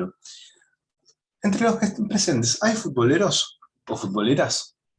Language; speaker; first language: Spanish; native; Spanish